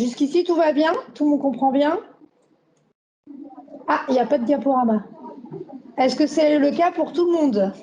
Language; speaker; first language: French; native; French